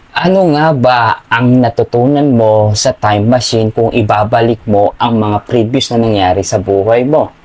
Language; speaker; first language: Filipino; non-native, local second language; Pampanga